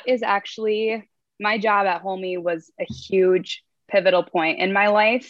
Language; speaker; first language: English; native; English